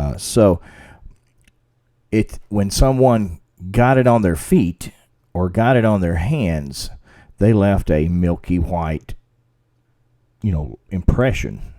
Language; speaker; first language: English; native; English